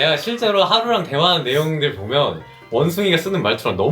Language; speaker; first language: Korean; native; Korean